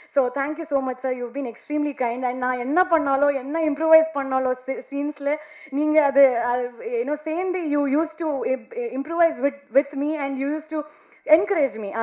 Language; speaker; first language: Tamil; non-native, learner; Kannada